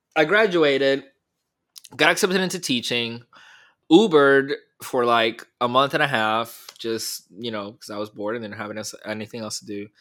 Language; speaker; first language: English; early bilingual, other home language; Spanish